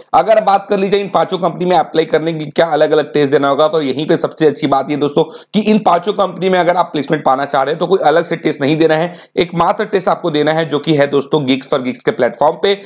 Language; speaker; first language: Hindi; native; Hindi